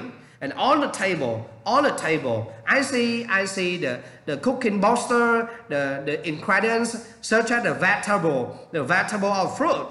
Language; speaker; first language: English; non-native, learner; Vietnamese